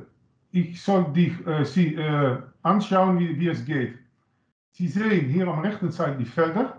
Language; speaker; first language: German; non-native, learner; Dutch